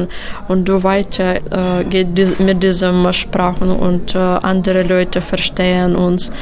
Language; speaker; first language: German; non-native, learner; Ukrainian